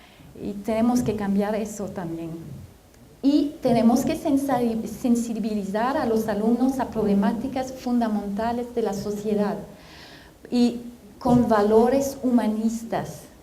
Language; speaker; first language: Spanish; non-native, fluent; French